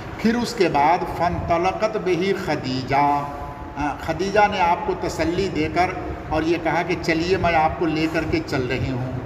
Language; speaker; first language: Urdu; non-native, local second language; Bangla